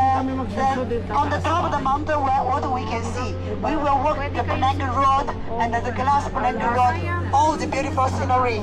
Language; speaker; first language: English; non-native, learner; Chinese